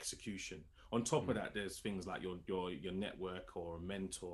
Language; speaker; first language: English; native; English